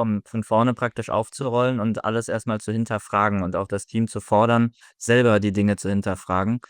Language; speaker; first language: German; native; German